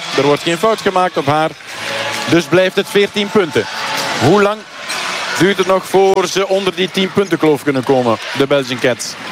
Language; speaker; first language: Dutch; native; Dutch